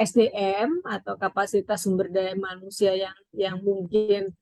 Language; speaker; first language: Indonesian; native; Indonesian